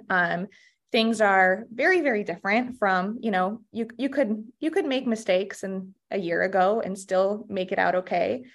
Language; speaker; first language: English; early bilingual, other home language; Russian